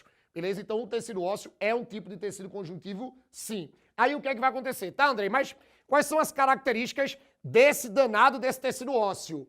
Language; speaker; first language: Portuguese; native; Portuguese